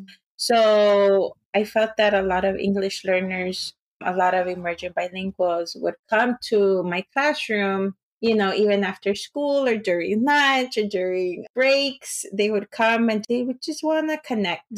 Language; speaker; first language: English; early bilingual, other home language; Spanish